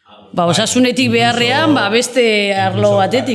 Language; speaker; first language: Basque; native; Basque